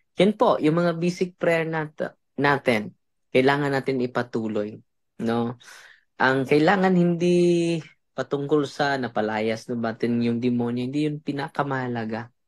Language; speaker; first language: Filipino; non-native, local second language; Cebuano